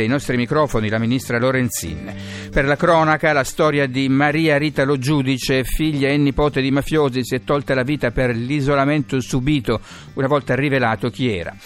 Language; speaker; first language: Italian; native; Italian